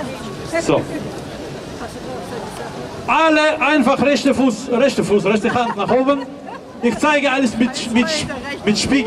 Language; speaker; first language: German; non-native, fluent; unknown